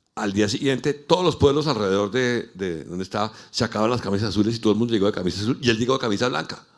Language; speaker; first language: Spanish; native; Spanish